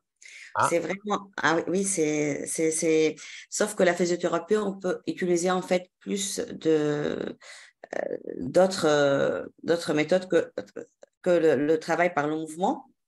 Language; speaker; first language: French; non-native, local second language; Arabic